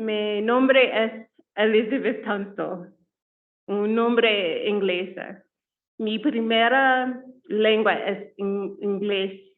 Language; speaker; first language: Spanish; non-native, learner; English